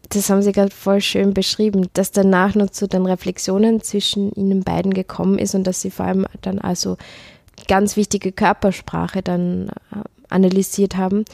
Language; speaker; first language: German; native; German